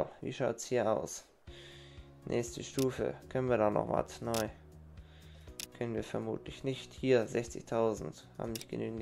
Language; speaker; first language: German; native; German